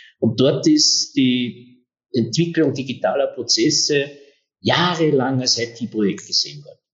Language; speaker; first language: German; native; German